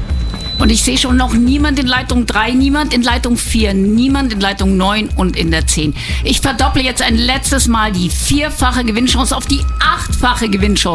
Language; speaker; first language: German; native; German